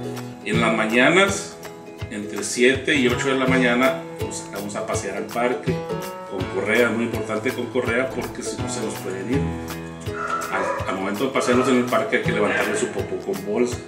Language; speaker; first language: Spanish; native; Spanish